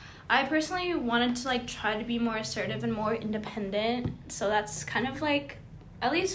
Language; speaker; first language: English; native; English